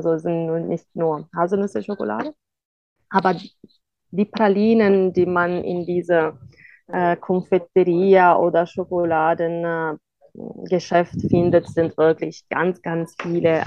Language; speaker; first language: German; non-native, fluent; Italian